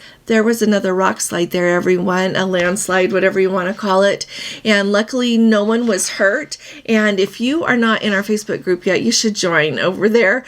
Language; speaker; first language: English; native; English